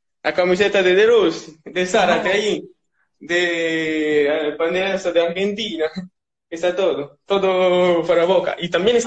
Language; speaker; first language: Spanish; non-native, learner; Italian